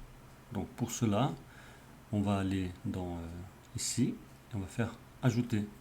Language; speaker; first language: French; native; French